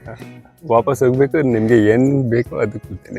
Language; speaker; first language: Kannada; non-native, local second language; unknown